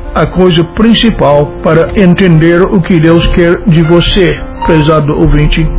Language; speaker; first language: Portuguese; non-native, fluent; English